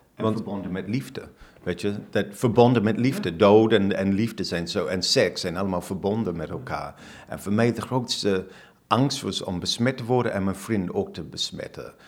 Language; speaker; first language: Dutch; non-native, fluent; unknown